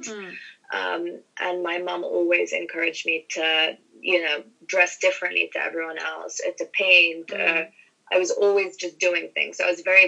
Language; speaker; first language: English; native; English